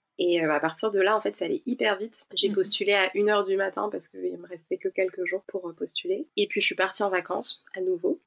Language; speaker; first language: French; native; French